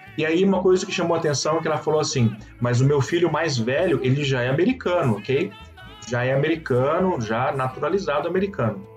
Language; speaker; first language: Portuguese; native; Portuguese